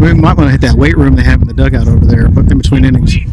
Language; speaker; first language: English; native; English